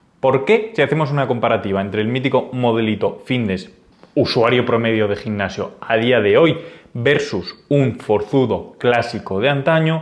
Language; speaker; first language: Spanish; native; Spanish